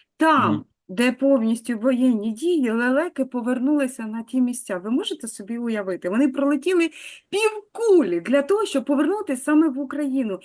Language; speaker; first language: Ukrainian; native; Ukrainian